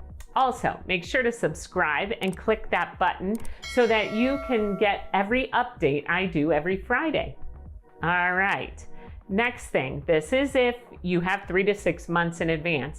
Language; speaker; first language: English; native; English